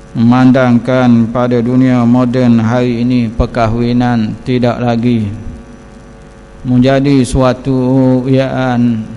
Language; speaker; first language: Malay; native; Malay